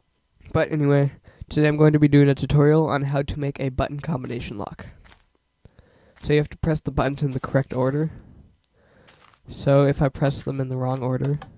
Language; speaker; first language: English; native; English